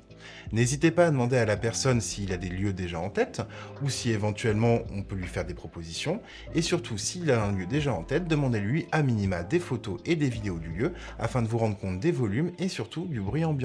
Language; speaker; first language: French; native; French